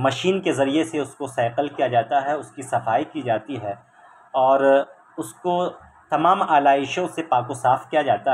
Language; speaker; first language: Urdu; native; Urdu